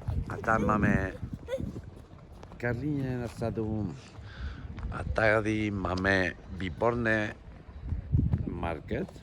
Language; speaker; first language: Czech; non-native, learner; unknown